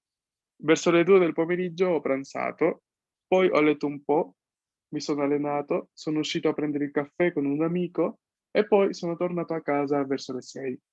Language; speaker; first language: Italian; non-native, fluent; Spanish